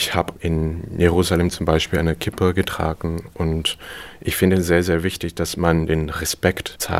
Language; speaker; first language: German; non-native, fluent; Cantonese